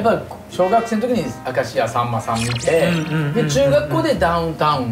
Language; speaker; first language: Japanese; native; Japanese